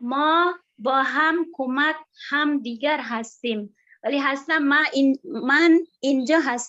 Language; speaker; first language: Persian; non-native, learner; Indonesian